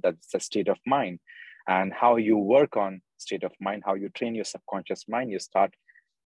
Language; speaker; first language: English; non-native, local second language; Urdu